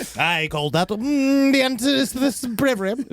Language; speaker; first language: English; native; English